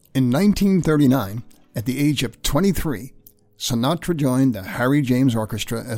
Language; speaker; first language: English; native; English